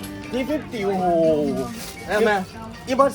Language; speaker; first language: English; non-native, learner; Thai